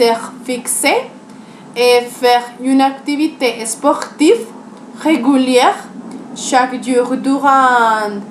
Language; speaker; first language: French; non-native, learner; Spanish